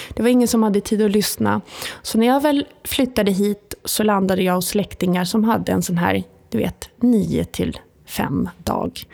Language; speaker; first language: Swedish; early bilingual, other home language; Italian